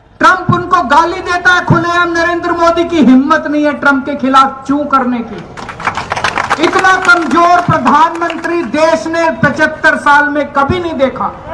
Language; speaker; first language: Hindi; native; Hindi